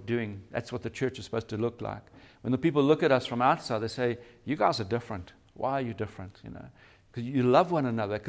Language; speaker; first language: English; native; English